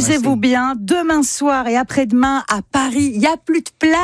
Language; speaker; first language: French; native; French